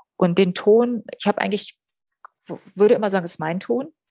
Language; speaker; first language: German; native; German